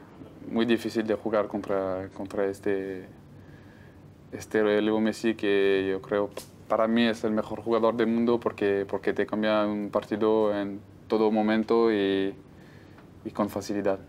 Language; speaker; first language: Spanish; non-native, fluent; French